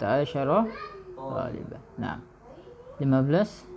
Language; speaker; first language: Arabic; non-native, fluent; Indonesian